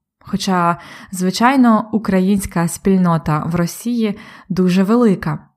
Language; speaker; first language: Ukrainian; native; Ukrainian